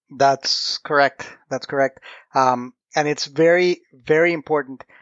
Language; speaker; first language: English; non-native, fluent; Spanish